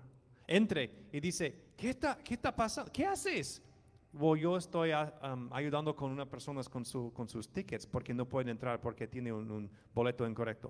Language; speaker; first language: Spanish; non-native, fluent; English